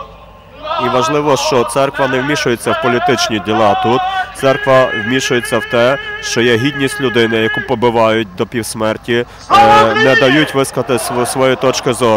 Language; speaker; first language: Ukrainian; native; Ukrainian